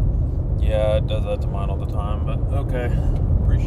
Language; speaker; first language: English; native; English